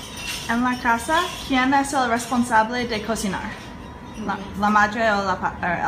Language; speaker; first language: Spanish; non-native, learner; English